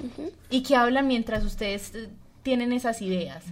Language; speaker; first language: Spanish; native; Spanish